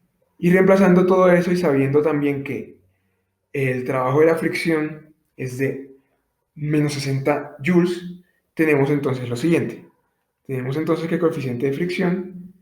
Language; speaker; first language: Spanish; native; Spanish